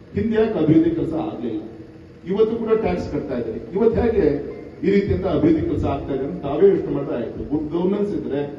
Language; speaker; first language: Kannada; native; Kannada